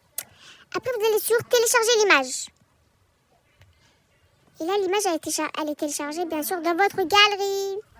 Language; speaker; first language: French; native; French